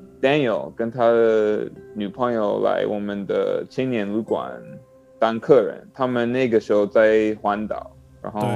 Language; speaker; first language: Chinese; non-native, learner; English